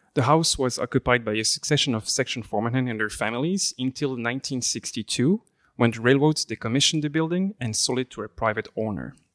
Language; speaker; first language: English; non-native, fluent; French